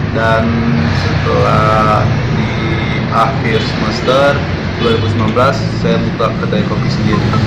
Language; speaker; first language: Indonesian; non-native, local second language; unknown